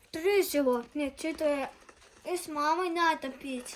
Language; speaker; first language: Russian; early bilingual, other home language; Tajik